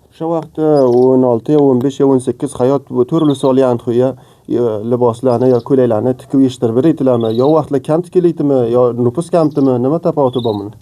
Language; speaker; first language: Uzbek; native; Uzbek